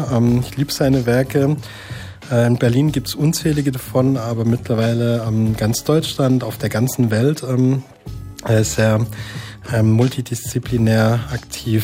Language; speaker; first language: German; native; German